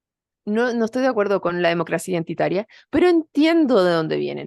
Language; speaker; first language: Spanish; native; Spanish